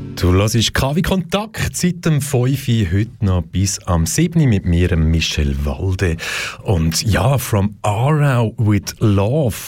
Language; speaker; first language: German; early bilingual, other home language; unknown